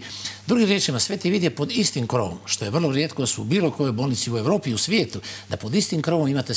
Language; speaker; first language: Bosnian; native; Bosnian